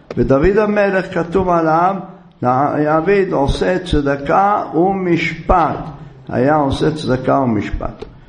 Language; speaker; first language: Hebrew; native; Hebrew